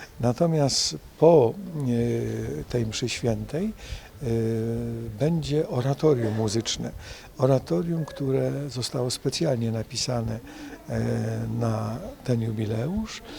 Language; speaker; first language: Polish; native; Polish